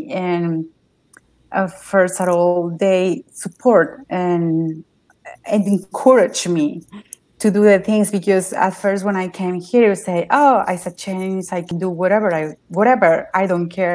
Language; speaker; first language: English; non-native, learner; Spanish